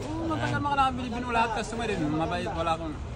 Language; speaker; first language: Filipino; non-native, learner; Arabic